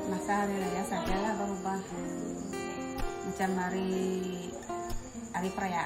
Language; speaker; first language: Malay; native; Malay